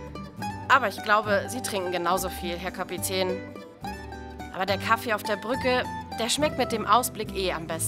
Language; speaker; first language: German; native; German